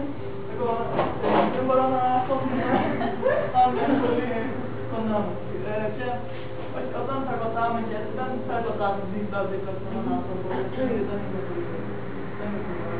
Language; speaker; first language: Greek; non-native, learner; Swedish